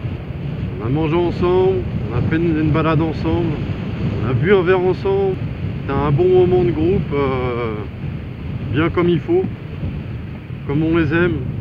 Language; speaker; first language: French; native; French